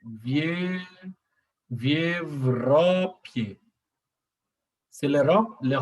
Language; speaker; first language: French; non-native, learner; Portuguese